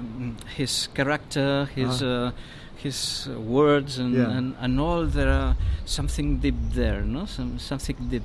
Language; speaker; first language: English; non-native, learner; Spanish